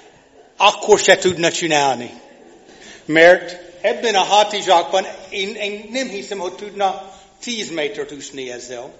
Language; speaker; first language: Hungarian; non-native, fluent; English